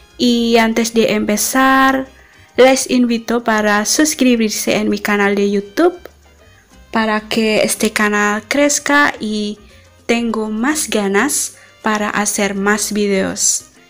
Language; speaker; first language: Spanish; non-native, fluent; Indonesian